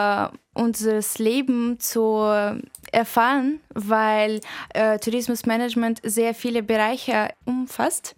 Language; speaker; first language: German; non-native, fluent; Russian